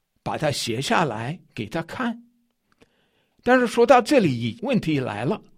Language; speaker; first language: Chinese; non-native, fluent; English